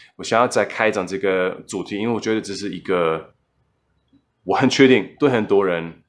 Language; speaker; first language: Chinese; non-native, fluent; German